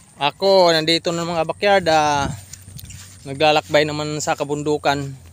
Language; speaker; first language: Filipino; native; Filipino